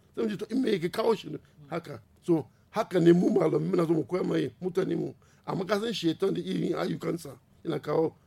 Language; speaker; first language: Hausa; non-native, local second language; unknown